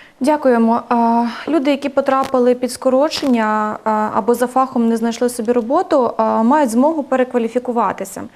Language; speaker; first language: Ukrainian; native; Ukrainian